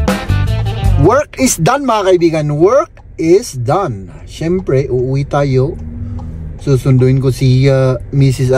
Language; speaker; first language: Filipino; non-native, local second language; Iloko